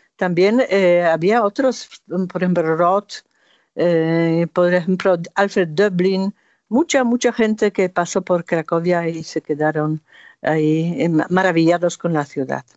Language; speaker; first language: Spanish; non-native, fluent; Polish